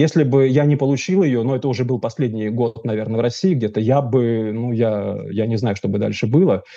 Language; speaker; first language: Russian; native; Russian